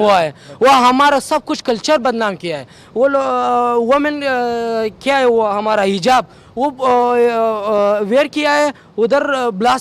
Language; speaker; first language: Hindi; non-native, learner; Pashto